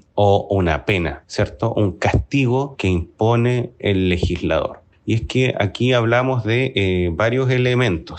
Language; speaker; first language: Spanish; native; Spanish